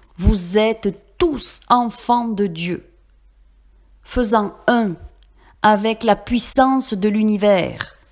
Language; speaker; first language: French; native; French